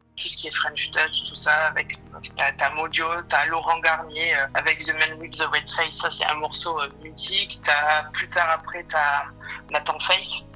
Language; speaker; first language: French; native; French